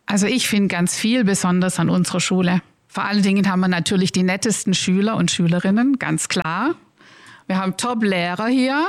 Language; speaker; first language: German; native; German